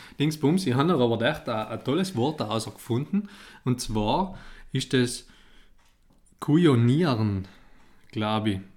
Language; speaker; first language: German; native; German